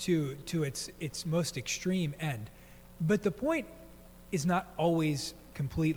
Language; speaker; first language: English; native; English